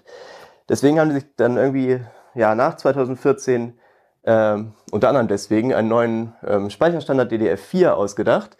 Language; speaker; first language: German; native; German